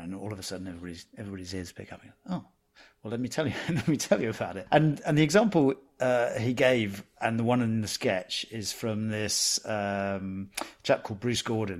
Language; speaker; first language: English; native; English